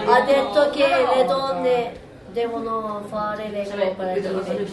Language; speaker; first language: Italian; non-native, learner; Turkish